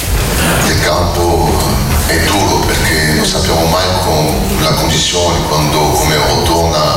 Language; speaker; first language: Italian; non-native, learner; French